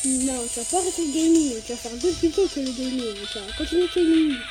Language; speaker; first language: French; native; French